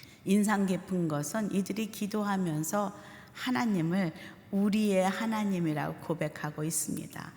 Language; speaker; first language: Korean; native; Korean